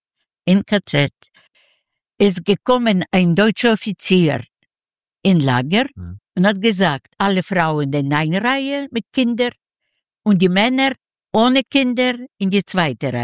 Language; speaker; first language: German; non-native, learner; Yiddish